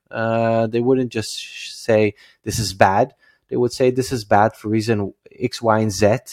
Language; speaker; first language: English; non-native, fluent; Dutch